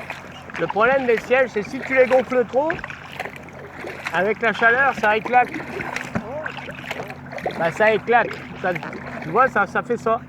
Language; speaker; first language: French; native; French